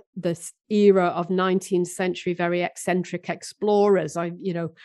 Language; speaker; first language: English; native; English